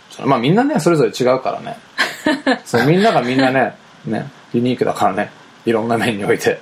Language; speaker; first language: Japanese; early bilingual, heritage; Japanese